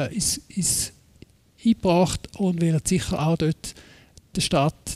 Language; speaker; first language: German; native; German